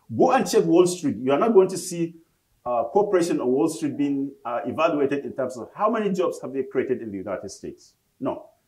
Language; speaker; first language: English; non-native, local second language; Hausa